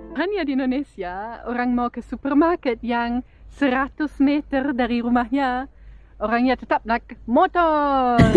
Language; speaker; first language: Indonesian; non-native, fluent; German